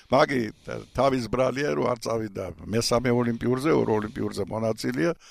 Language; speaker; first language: Georgian; non-native, local second language; Russian